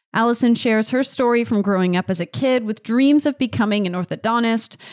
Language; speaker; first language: English; native; English